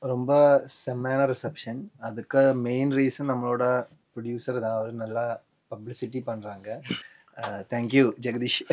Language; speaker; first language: Tamil; non-native, learner; Malayalam